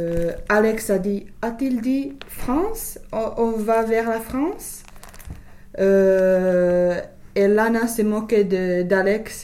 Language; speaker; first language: French; non-native, fluent; English